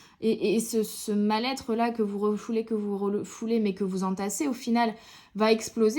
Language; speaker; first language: French; native; French